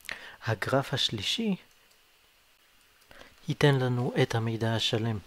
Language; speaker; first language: Hebrew; native; Hebrew